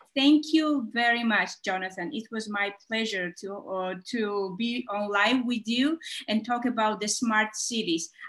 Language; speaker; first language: English; non-native, fluent; Georgian